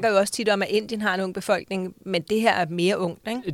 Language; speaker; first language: Danish; native; Danish